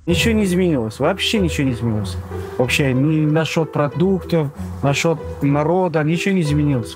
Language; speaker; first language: Russian; native; Russian